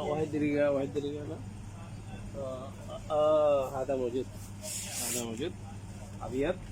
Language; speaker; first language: Arabic; non-native, learner; Bangla